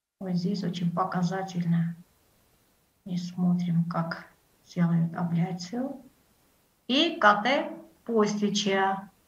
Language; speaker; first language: Russian; non-native, local second language; Armenian